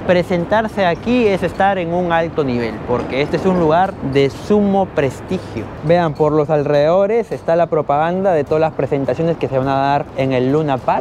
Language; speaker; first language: Spanish; native; Spanish